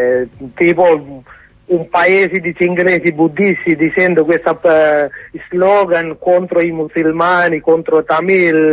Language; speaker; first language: Italian; non-native, learner; Sinhala